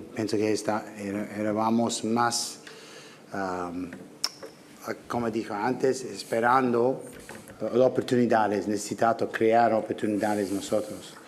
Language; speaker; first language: Spanish; non-native, learner; English